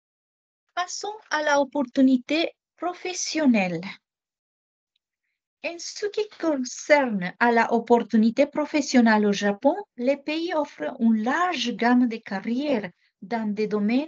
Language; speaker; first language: French; non-native, fluent; Japanese